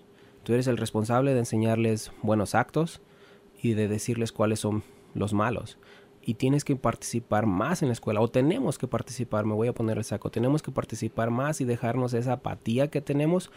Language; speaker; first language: Spanish; native; Spanish